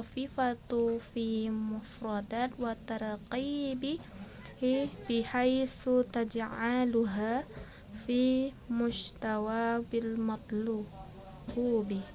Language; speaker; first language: Arabic; non-native, learner; Indonesian